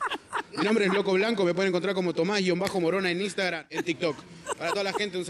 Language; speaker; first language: Spanish; native; Spanish